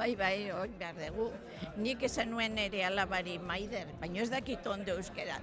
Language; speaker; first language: Basque; non-native, learner; Spanish